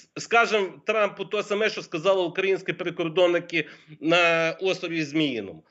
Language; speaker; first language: Ukrainian; native; Ukrainian